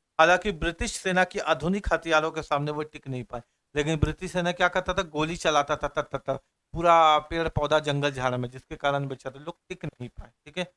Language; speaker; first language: Hindi; native; Hindi